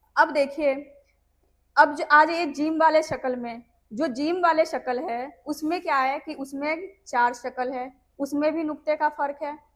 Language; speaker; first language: Hindi; non-native, local second language; Punjabi